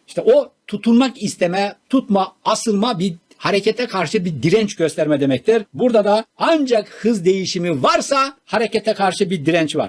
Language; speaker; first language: Turkish; native; Turkish